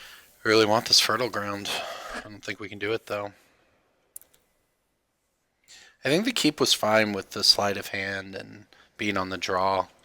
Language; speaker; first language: English; native; English